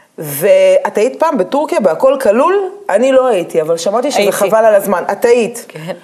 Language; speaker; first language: Hebrew; native; Hebrew